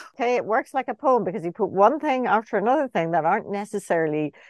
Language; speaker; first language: English; native; English